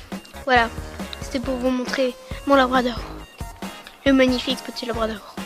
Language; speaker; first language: French; native; French